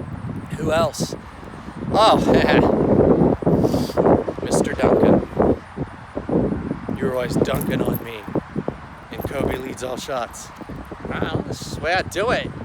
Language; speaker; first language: English; native; English